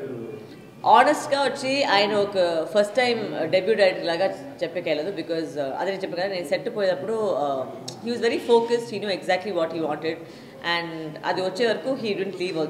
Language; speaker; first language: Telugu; non-native, local second language; Tamil